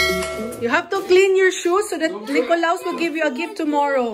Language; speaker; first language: English; non-native, local second language; Cebuano